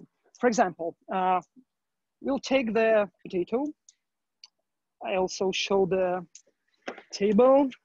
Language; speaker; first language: English; non-native, learner; Ukrainian